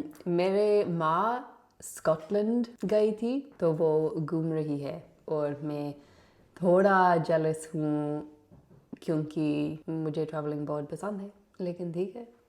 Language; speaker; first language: Hindi; non-native, learner; English